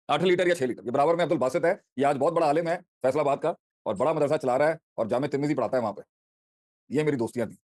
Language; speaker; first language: Urdu; native; Urdu